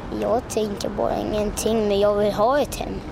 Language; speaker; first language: Swedish; early bilingual, other home language; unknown